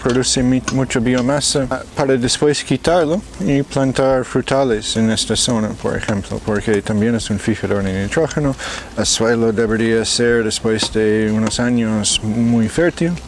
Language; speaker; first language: Spanish; non-native, fluent; English